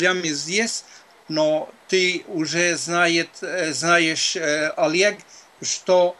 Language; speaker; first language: Russian; non-native, fluent; Spanish